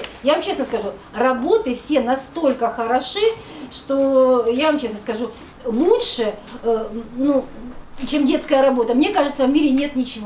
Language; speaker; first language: Russian; native; Russian